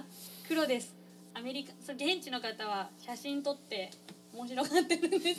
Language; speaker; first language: Japanese; native; Japanese